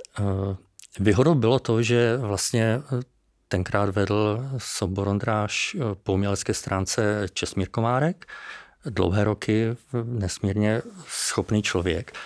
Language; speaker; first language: Czech; native; Czech